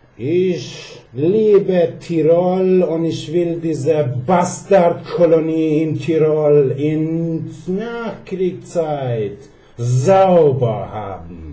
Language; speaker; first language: German; non-native, fluent; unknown